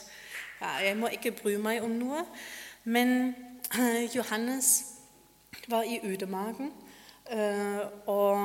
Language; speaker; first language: Norwegian; non-native, fluent; German